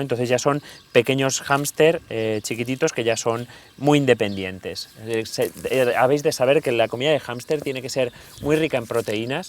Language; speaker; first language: Spanish; native; Spanish